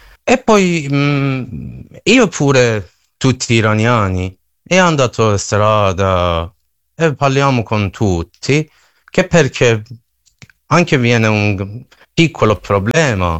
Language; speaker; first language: Italian; non-native, learner; Persian